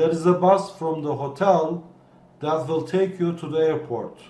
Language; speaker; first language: English; non-native, fluent; Turkish